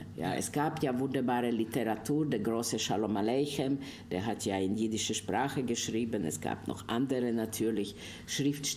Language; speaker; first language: German; non-native, fluent; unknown